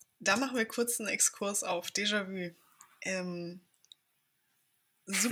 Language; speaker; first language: German; native; German